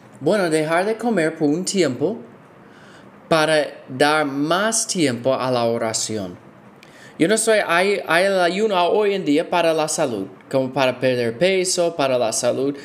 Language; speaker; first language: Spanish; non-native, fluent; English